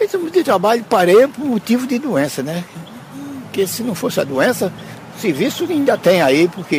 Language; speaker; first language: Portuguese; native; Portuguese